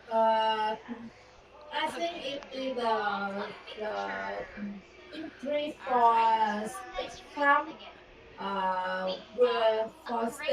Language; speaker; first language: English; non-native, learner; Vietnamese